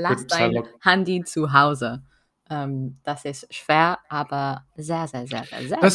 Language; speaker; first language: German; non-native, learner; French